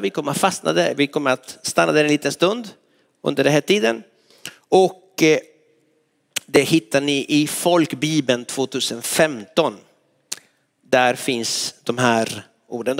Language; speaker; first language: Swedish; non-native, fluent; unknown